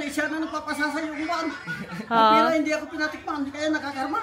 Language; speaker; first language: Filipino; native; Filipino